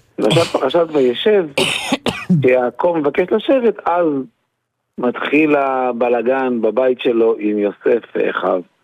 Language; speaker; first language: Hebrew; native; Hebrew